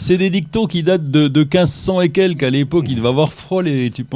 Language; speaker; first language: French; native; French